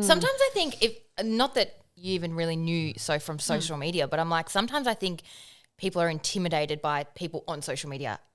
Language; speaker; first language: English; native; English